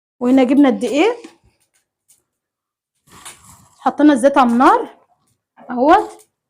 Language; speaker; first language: Arabic; native; Arabic